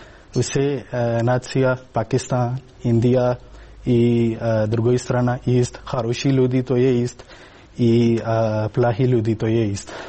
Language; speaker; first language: Russian; non-native, learner; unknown